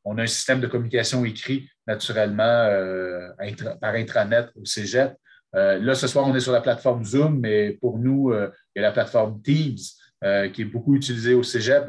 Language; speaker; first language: French; native; French